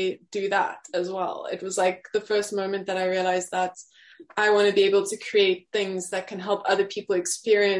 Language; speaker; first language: English; native; English